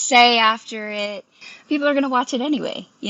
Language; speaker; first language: English; native; English